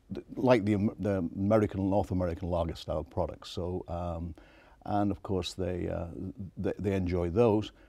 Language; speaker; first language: English; native; English